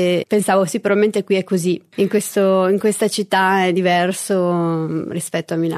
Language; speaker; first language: Italian; native; Italian